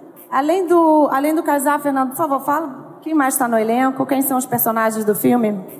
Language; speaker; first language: Portuguese; native; Portuguese